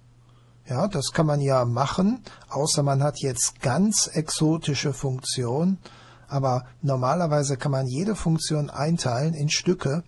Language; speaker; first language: German; native; German